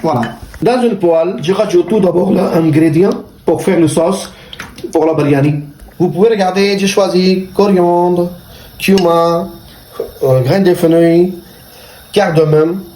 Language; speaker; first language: French; non-native, learner; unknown